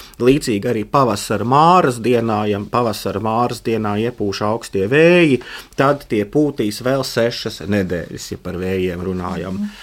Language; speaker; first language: Latvian; native; Latvian